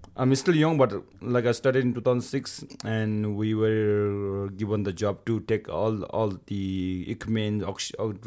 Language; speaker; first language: English; non-native, local second language; Sherpa